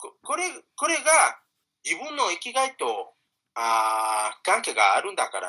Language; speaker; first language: Japanese; non-native, fluent; Spanish